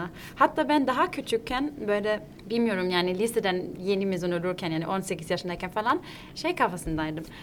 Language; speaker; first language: Turkish; non-native, fluent; German